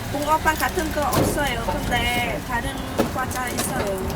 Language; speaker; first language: Korean; non-native, learner; Khmer